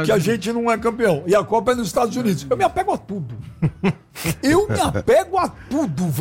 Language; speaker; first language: Portuguese; native; Portuguese